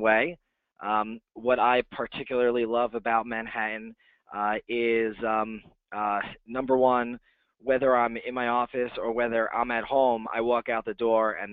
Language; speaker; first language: English; native; English